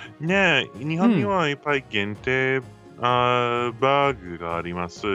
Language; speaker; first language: Japanese; non-native, learner; English